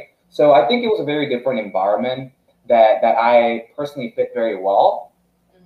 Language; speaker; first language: English; non-native, fluent; Korean